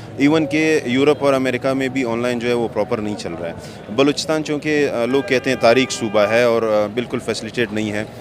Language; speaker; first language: Urdu; non-native, local second language; Pashto